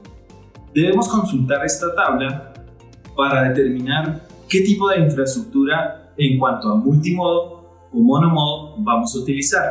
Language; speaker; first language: Spanish; native; Spanish